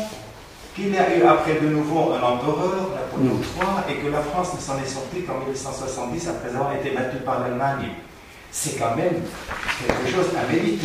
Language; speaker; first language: French; non-native, fluent; Arabic